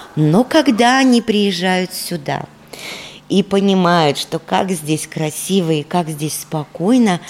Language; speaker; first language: Russian; native; Russian